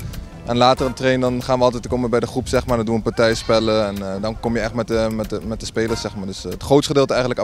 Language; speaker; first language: Dutch; native; Dutch